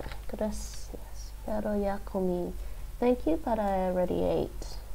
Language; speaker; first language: Spanish; non-native, learner; English